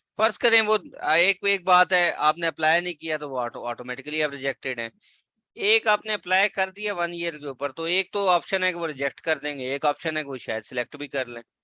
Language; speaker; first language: Urdu; native; Urdu